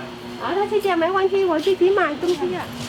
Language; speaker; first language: Chinese; non-native, learner; Vietnamese